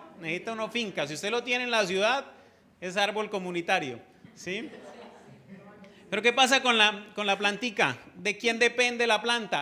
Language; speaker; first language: Spanish; native; Spanish